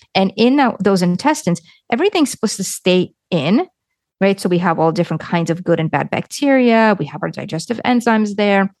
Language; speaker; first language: English; early bilingual, other home language; Lithuanian